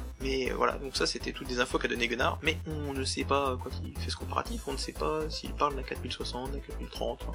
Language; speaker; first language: French; native; French